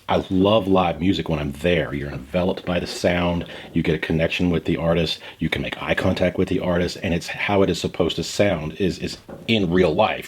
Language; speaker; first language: English; native; English